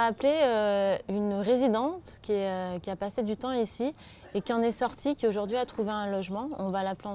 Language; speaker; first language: French; native; French